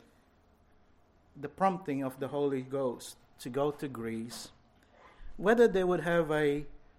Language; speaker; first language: English; non-native, local second language; Filipino